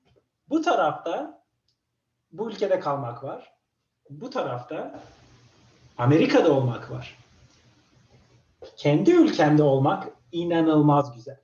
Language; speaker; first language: Turkish; non-native, fluent; English